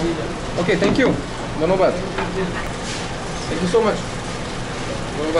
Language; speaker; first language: English; non-native, learner; French